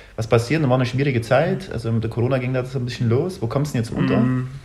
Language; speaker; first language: German; early bilingual, other home language; Russian